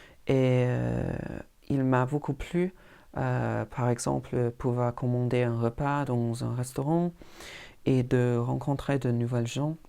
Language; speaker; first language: French; non-native, fluent; English